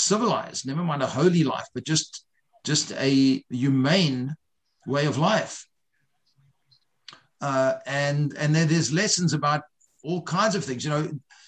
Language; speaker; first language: English; native; English